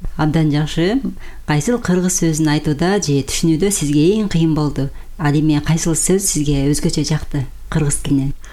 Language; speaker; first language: Kyrgyz; native; Kyrgyz